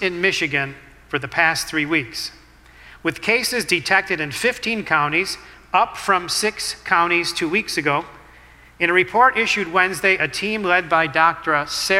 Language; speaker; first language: English; native; English